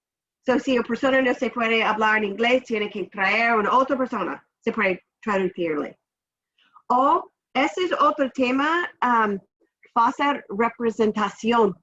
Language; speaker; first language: Spanish; non-native, learner; English